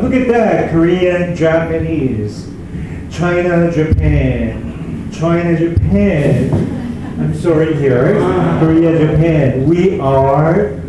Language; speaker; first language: English; non-native, fluent; Korean